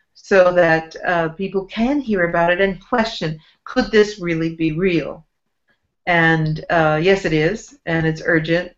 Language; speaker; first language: English; native; English